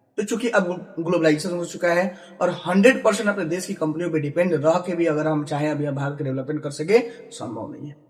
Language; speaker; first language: Hindi; native; Hindi